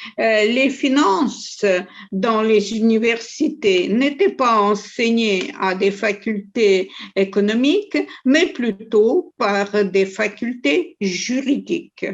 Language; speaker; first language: French; non-native, fluent; Russian